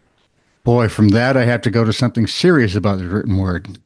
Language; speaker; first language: English; native; English